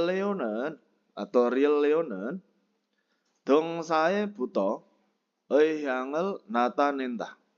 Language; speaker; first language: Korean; non-native, fluent; Indonesian